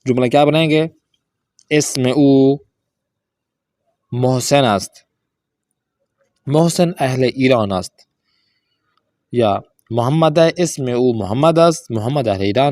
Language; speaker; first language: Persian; non-native, fluent; Urdu